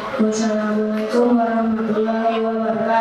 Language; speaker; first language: Indonesian; native; Indonesian